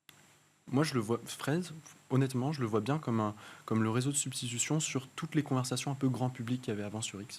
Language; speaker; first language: French; native; French